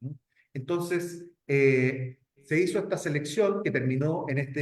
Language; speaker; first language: Spanish; native; Spanish